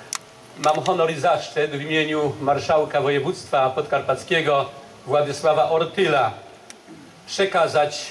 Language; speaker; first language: Polish; native; Polish